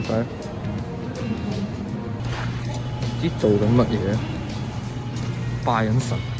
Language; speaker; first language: Cantonese; early bilingual, heritage; Cantonese